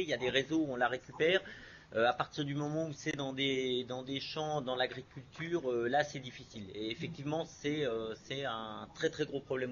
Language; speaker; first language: French; native; French